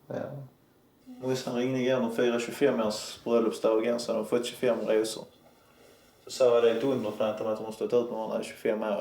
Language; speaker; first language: Swedish; native; Swedish